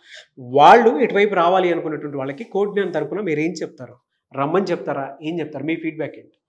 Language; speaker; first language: Telugu; native; Telugu